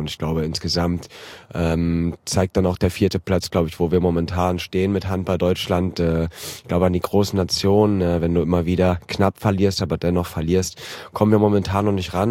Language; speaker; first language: German; native; German